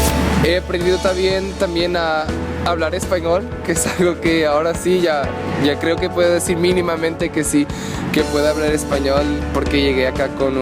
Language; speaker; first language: Spanish; non-native, learner; Portuguese